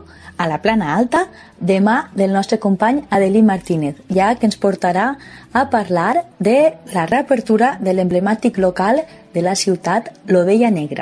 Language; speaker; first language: Catalan; native; Catalan